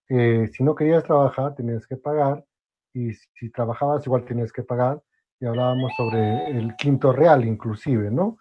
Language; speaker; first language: Spanish; native; Spanish